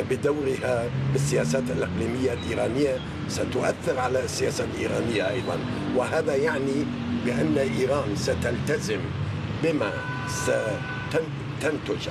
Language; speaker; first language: Arabic; non-native, fluent; Persian